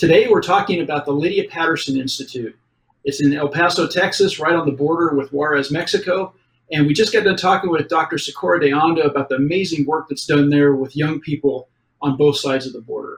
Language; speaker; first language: English; native; English